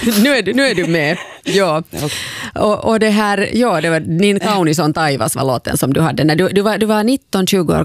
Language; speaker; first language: Swedish; native; Swedish